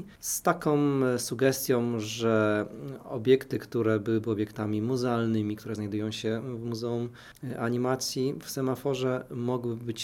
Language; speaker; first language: Polish; native; Polish